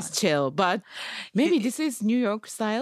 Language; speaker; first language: English; non-native, learner; Japanese